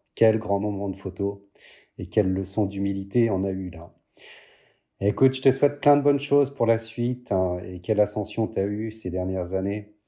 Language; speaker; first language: French; native; French